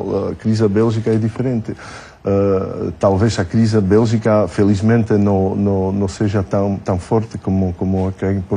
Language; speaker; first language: Portuguese; non-native, fluent; French